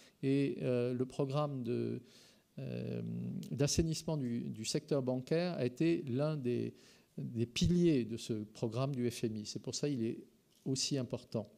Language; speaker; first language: French; native; French